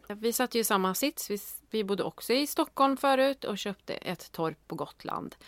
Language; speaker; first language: Swedish; native; Swedish